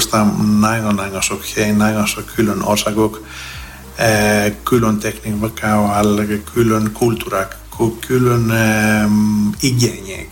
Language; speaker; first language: Hungarian; non-native, learner; Greek